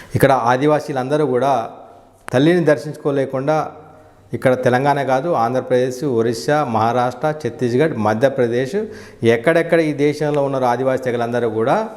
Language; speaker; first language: Telugu; native; Telugu